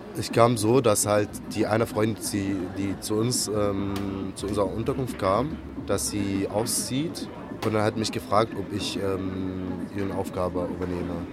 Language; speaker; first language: German; non-native, fluent; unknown